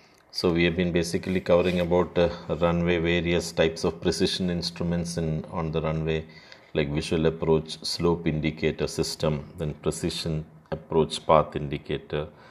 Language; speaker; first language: English; non-native, local second language; Malayalam